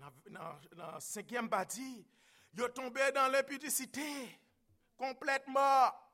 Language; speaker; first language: French; native; French